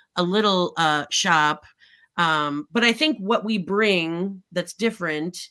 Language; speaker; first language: English; native; English